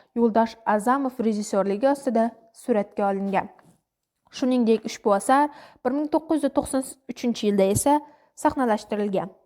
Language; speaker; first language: Uzbek; non-native, local second language; Kara-Kalpak